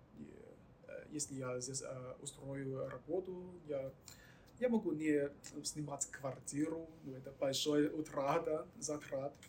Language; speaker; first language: Russian; non-native, learner; Chinese